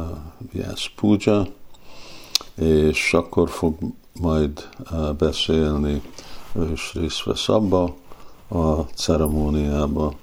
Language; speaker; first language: Hungarian; early bilingual, heritage; Hungarian